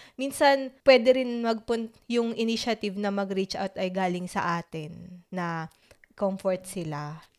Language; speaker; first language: Filipino; native; Filipino